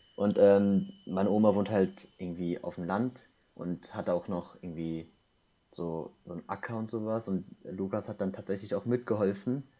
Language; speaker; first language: German; early bilingual, other home language; Korean